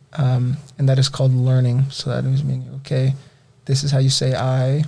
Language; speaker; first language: English; native; English